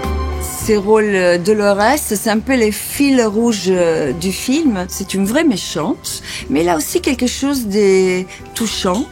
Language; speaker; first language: French; non-native, fluent; Italian